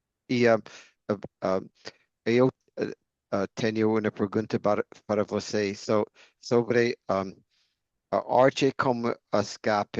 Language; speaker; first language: Portuguese; non-native, learner; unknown